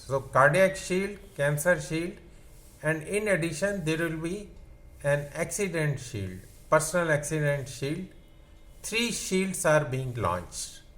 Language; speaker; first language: English; non-native, local second language; Hindi